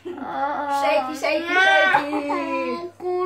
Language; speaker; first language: Polish; early bilingual, heritage; Polish